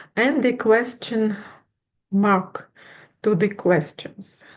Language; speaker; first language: English; non-native, learner; Ukrainian